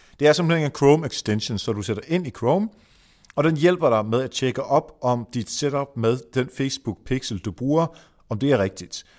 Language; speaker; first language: Danish; native; Danish